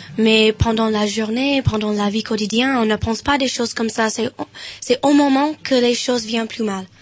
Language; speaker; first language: French; non-native, fluent; English